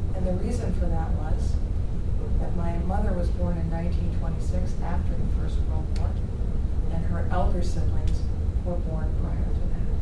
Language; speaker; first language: English; native; English